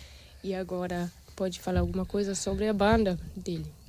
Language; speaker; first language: Portuguese; non-native, fluent; German